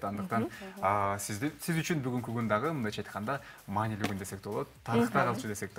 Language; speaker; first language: Kyrgyz; native; Kyrgyz